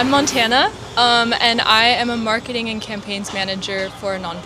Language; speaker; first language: English; native; English